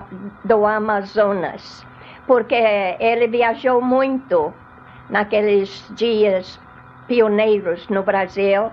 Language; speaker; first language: Portuguese; non-native, fluent; English